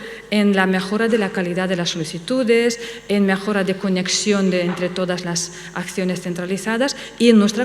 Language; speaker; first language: Spanish; non-native, fluent; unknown